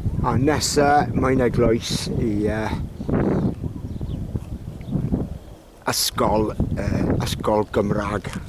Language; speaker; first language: Welsh; non-native, learner; English